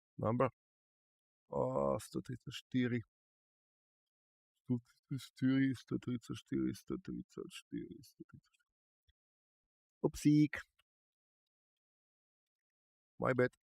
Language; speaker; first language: English; non-native, learner; Slovak